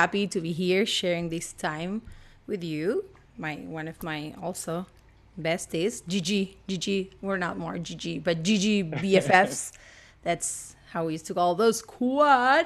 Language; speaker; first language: English; non-native, fluent; Spanish